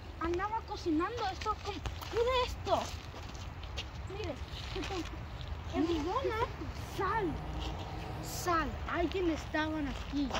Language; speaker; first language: Spanish; early bilingual, heritage; Spanish